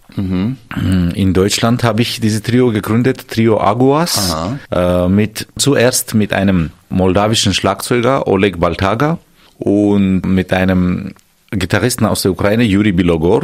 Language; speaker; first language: German; non-native, fluent; Armenian